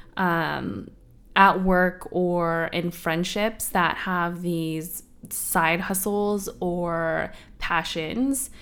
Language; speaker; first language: English; native; English